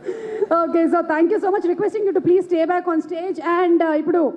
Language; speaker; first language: Telugu; native; Telugu